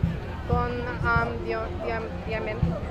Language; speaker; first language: Spanish; non-native, fluent; English